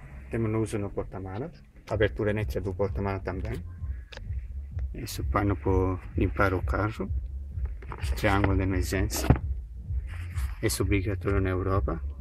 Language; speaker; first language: Portuguese; non-native, learner; Italian